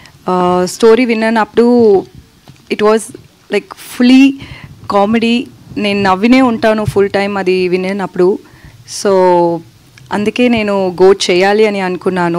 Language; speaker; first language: Telugu; non-native, learner; Tamil